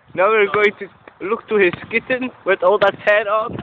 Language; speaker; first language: English; non-native, learner; Dutch